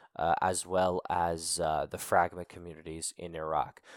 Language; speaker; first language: English; native; English